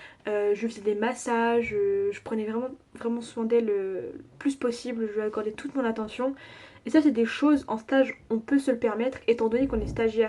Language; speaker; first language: French; native; French